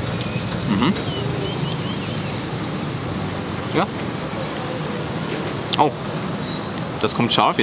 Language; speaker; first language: German; native; German